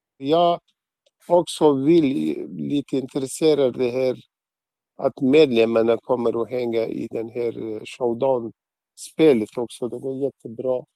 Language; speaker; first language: Swedish; non-native, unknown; Arabic